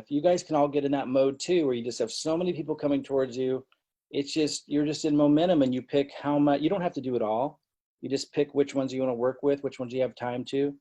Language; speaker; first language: English; native; English